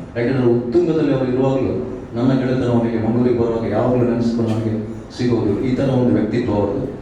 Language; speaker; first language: Kannada; non-native, local second language; Tulu